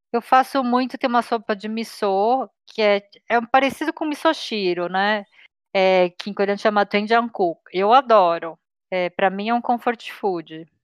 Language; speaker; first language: Portuguese; native; Portuguese